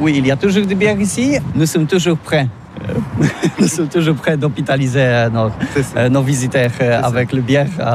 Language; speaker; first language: French; non-native, learner; Polish